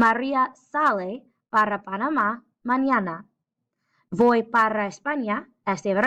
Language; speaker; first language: Spanish; non-native, fluent; English